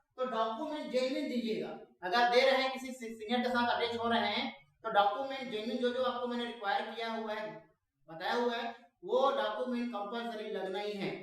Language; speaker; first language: Hindi; non-native, local second language; Marathi